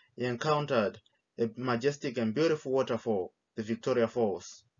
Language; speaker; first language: English; non-native, local second language; Shona